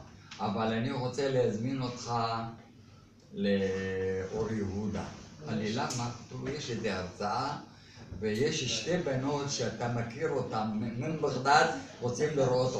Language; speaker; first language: Hebrew; non-native, fluent; Arabic